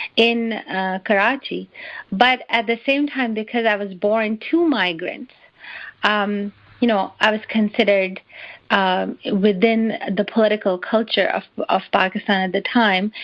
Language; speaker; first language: English; non-native, local second language; Urdu